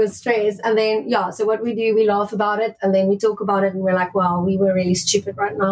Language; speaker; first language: English; non-native, local second language; Afrikaans